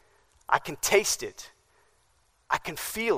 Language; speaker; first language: English; native; English